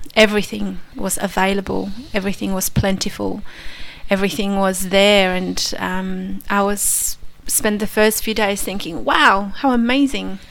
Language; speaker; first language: English; non-native, fluent; Polish